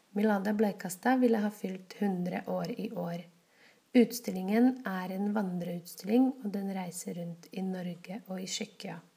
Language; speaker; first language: Norwegian; non-native, fluent; Czech